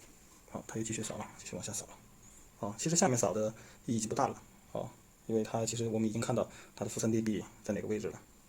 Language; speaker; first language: Chinese; native; Chinese